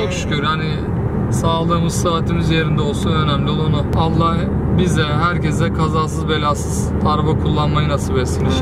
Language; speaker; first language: Turkish; native; Turkish